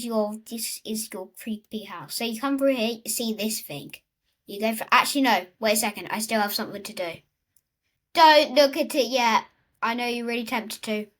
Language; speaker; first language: English; native; English